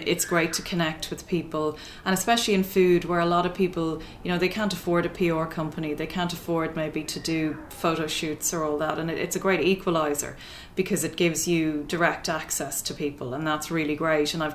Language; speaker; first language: English; native; English